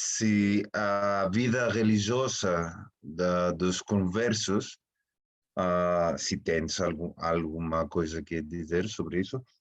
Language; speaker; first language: Portuguese; non-native, fluent; Spanish